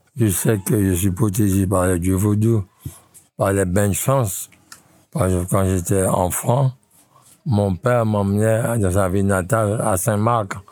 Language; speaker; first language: French; non-native, local second language; Haitian Creole